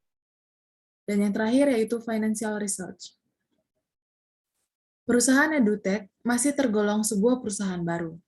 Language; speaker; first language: Indonesian; native; Indonesian